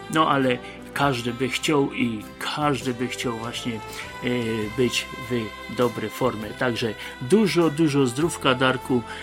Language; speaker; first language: Polish; native; Polish